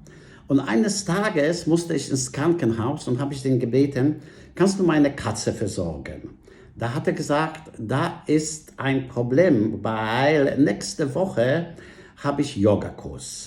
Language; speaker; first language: German; non-native, fluent; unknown